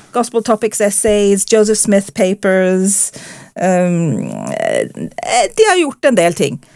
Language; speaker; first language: Norwegian; native; Norwegian